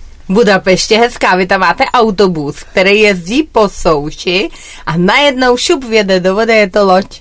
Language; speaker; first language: Czech; native; Czech